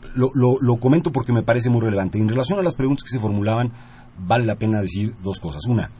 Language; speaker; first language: Spanish; native; Spanish